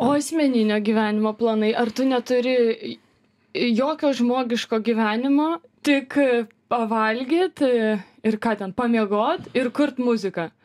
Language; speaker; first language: Lithuanian; native; Lithuanian